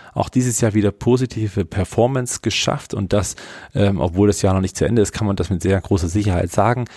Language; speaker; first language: German; native; German